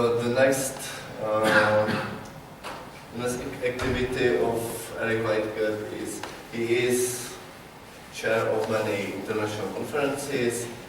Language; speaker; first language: English; non-native, learner; Czech